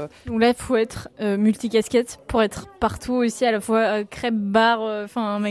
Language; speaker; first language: French; native; French